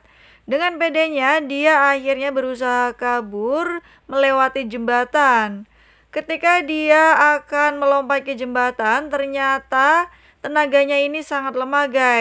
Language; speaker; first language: Indonesian; native; Indonesian